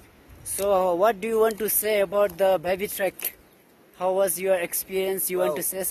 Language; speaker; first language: English; non-native, local second language; Ladakhi